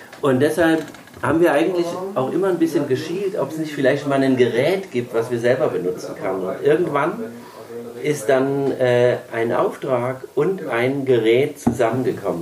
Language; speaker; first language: German; native; German